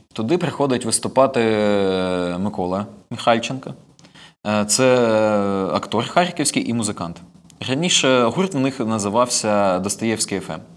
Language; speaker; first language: Ukrainian; non-native, local second language; Russian